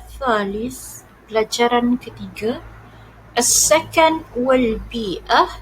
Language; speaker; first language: Arabic; non-native, fluent; Malay